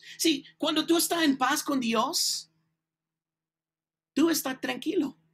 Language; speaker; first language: Spanish; non-native, learner; English